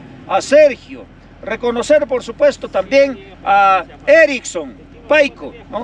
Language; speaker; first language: Spanish; native; Spanish